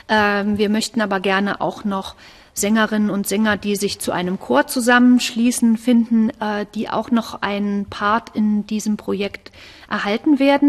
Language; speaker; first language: German; native; German